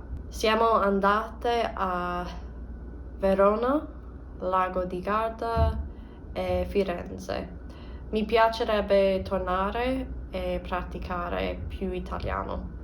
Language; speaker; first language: Italian; non-native, learner; English